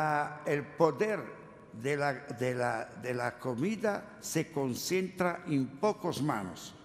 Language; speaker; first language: Spanish; non-native, learner; Italian